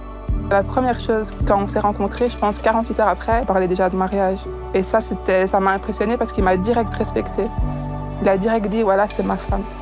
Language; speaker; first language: French; native; French